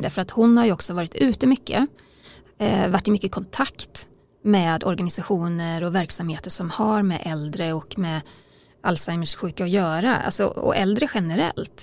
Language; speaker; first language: Swedish; native; Swedish